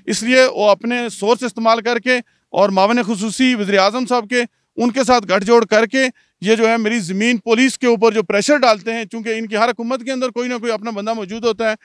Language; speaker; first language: Urdu; non-native, local second language; Punjabi